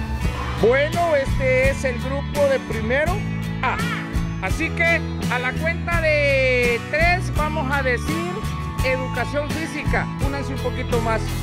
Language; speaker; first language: Spanish; native; Spanish